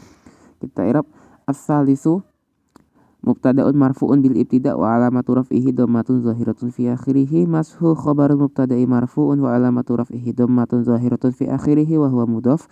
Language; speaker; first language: Arabic; non-native, fluent; Indonesian